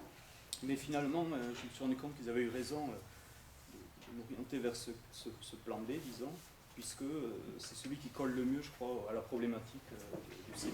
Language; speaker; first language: French; native; French